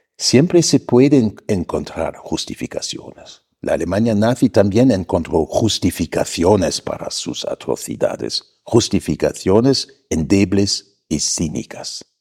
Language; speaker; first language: Spanish; non-native, fluent; German